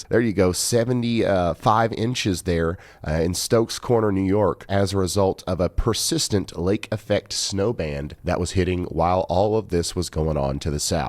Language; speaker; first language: English; native; English